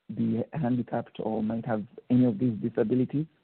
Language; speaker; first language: English; non-native, local second language; Bemba